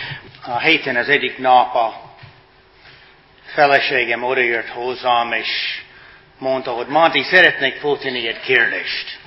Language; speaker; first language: Hungarian; non-native, fluent; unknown